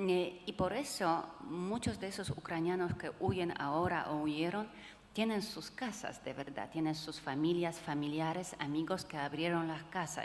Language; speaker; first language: Spanish; non-native, fluent; Polish